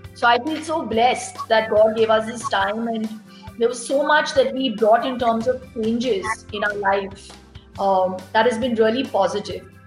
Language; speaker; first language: English; non-native, local second language; Tulu